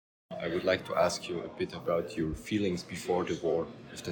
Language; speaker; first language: English; non-native, fluent; German